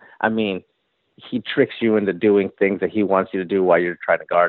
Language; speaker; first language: English; native; English